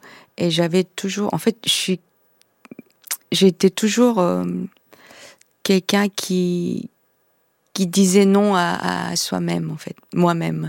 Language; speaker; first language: French; non-native, fluent; Korean